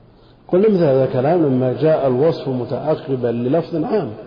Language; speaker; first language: Arabic; native; Arabic